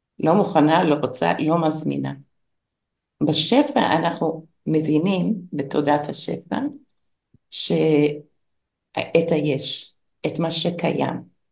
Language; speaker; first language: Hebrew; non-native, fluent; English